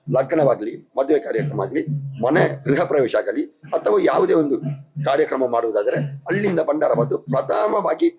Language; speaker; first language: Kannada; non-native, local second language; Tulu